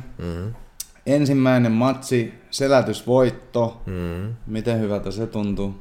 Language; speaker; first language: Finnish; native; Finnish